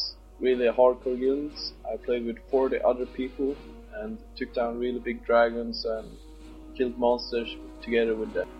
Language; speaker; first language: English; non-native, fluent; Swedish